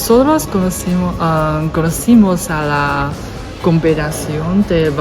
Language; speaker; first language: Spanish; non-native, learner; Chinese